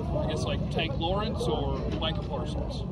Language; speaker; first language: English; native; English